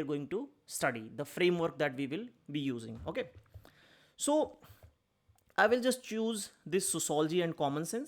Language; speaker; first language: English; non-native, local second language; Hindi